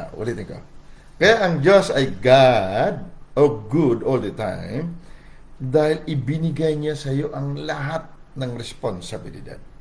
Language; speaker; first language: Filipino; non-native, local second language; Cebuano